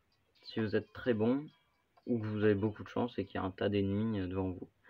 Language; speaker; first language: French; native; French